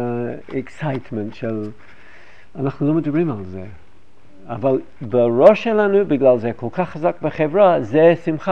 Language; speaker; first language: Hebrew; non-native, fluent; English